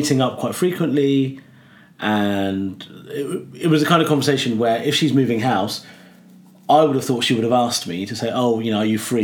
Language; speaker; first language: English; native; English